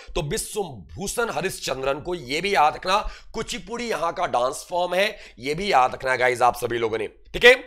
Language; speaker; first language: Hindi; native; Hindi